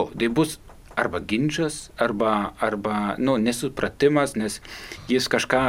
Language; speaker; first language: Lithuanian; non-native, fluent; German